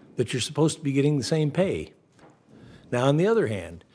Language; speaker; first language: English; native; English